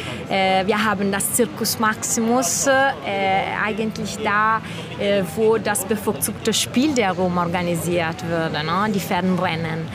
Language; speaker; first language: German; non-native, fluent; Italian